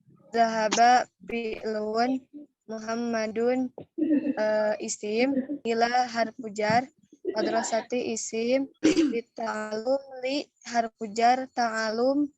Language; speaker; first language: Arabic; non-native, learner; Indonesian